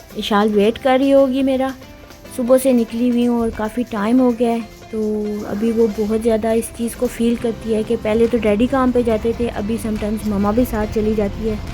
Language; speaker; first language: Urdu; native; Urdu